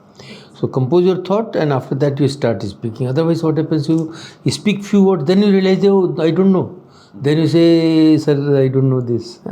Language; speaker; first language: English; non-native, local second language; Hindi